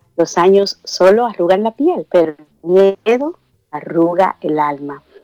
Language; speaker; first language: Spanish; native; Spanish